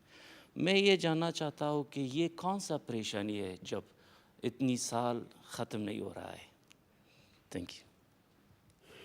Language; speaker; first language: Hindi; non-native, fluent; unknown